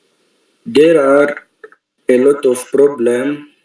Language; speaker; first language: English; non-native, learner; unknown